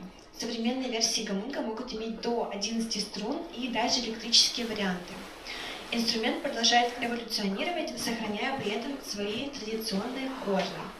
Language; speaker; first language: Russian; native; Russian